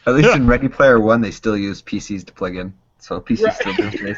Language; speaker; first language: English; native; English